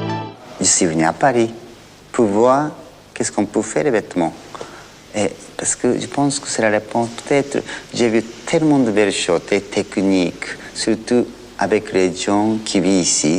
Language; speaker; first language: French; non-native, learner; Japanese